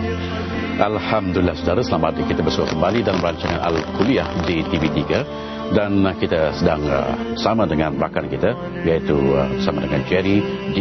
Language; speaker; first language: Malay; native; Malay